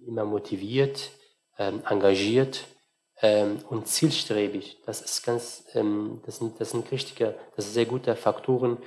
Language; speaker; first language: German; non-native, fluent; Arabic